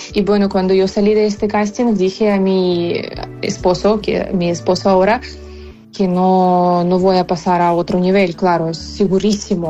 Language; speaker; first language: Spanish; non-native, fluent; Ukrainian